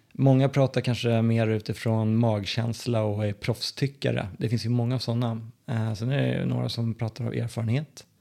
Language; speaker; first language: Swedish; native; Swedish